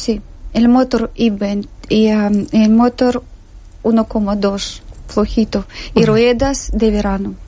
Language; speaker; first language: Spanish; non-native, learner; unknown